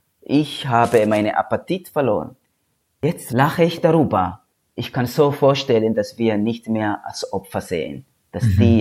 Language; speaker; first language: German; non-native, learner; Swahili